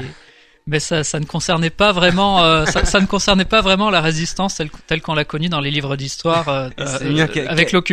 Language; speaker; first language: French; native; French